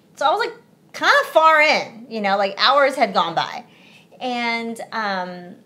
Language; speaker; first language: English; early bilingual, other home language; Chinese